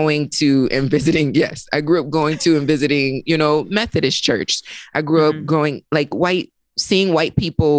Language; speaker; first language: English; native; English